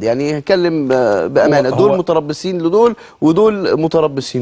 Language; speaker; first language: Arabic; native; Arabic